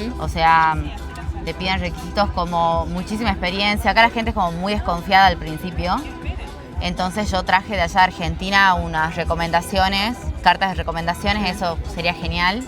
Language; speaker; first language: Spanish; native; Spanish